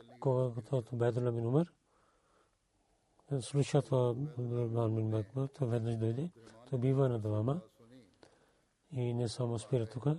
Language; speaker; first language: Bulgarian; non-native, learner; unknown